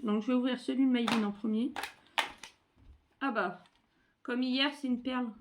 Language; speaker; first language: French; native; French